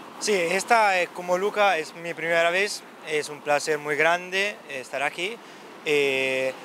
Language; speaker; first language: Spanish; non-native, learner; Italian